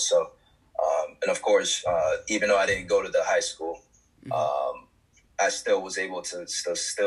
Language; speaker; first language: English; native; English